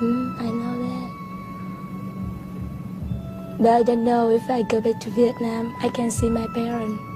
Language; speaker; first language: English; non-native, learner; Vietnamese